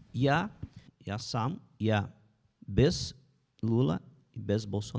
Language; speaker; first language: Ukrainian; early bilingual, heritage; Portuguese